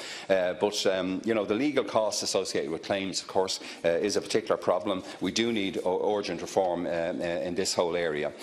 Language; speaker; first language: English; native; English